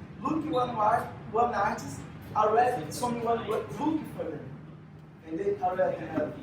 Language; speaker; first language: English; non-native, fluent; Portuguese